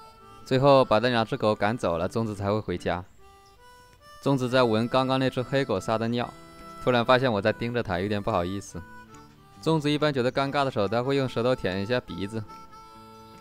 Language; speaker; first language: Chinese; native; Chinese